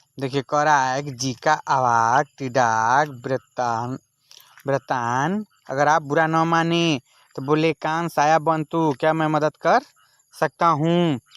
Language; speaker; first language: Hindi; native; Hindi